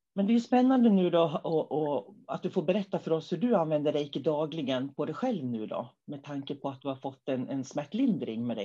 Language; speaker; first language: Swedish; native; Swedish